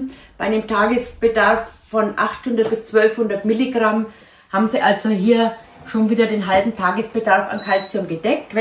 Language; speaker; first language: German; native; German